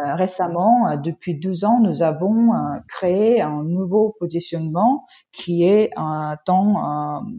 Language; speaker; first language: French; non-native, fluent; Korean